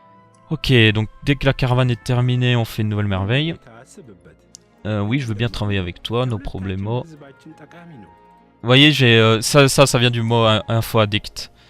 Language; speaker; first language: French; native; French